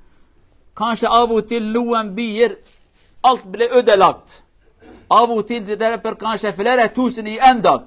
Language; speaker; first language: Norwegian; non-native, fluent; Kurdish